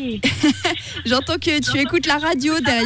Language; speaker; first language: French; native; French